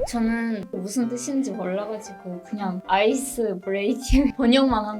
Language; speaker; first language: Korean; non-native, fluent; Turkish